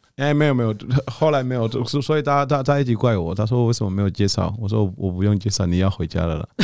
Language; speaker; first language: Chinese; non-native, fluent; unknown